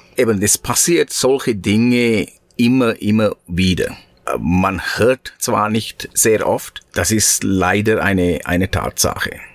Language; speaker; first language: German; non-native, fluent; Sinhala